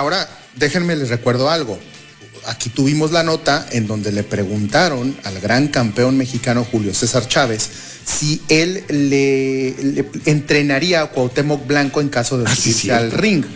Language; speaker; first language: Spanish; native; Spanish